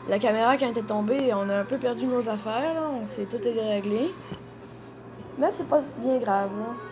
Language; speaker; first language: French; native; French